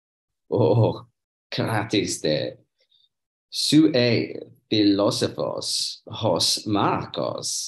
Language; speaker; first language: Greek; non-native, learner; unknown